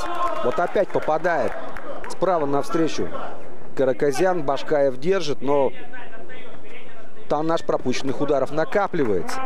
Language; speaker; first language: Russian; native; Russian